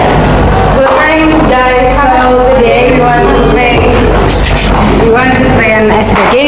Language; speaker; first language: English; non-native, learner; Indonesian